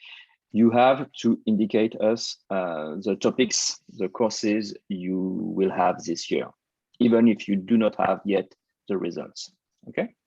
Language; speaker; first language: English; non-native, fluent; French